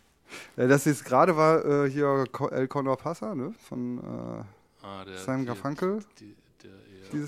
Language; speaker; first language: German; native; German